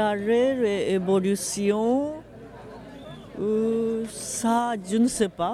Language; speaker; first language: French; non-native, fluent; Japanese